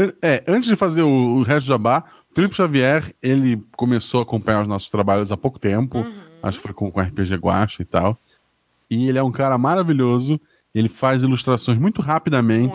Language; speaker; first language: Portuguese; native; Portuguese